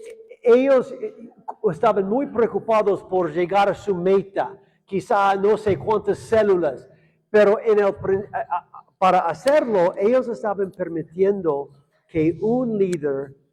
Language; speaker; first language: Spanish; non-native, fluent; English